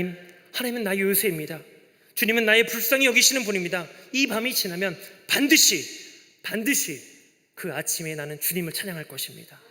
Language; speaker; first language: Korean; native; Korean